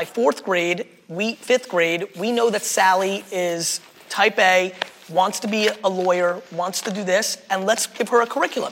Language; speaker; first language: English; early bilingual, other home language; Russian